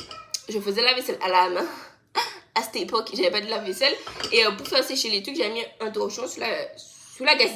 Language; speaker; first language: French; native; French